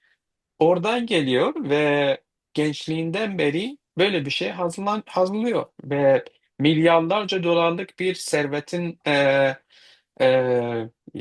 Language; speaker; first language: Turkish; non-native, fluent; Kurdish